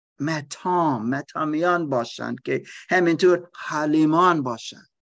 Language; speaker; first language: Persian; non-native, learner; German